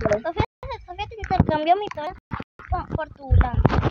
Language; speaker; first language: Spanish; native; Spanish